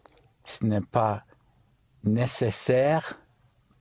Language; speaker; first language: French; non-native, learner; English